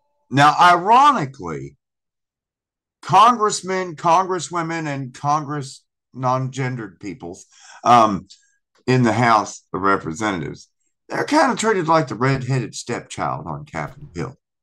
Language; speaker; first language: English; native; English